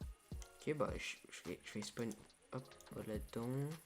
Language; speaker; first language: French; native; French